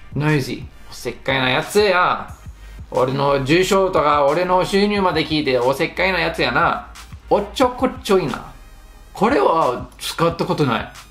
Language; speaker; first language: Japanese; non-native, fluent; English